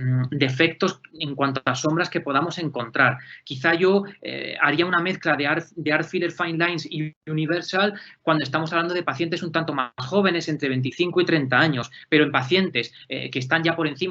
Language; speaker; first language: Spanish; native; Spanish